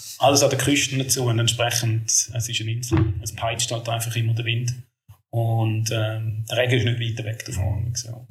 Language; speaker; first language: German; native; German